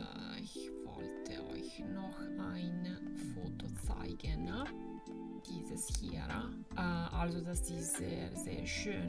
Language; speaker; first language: German; non-native, fluent; Italian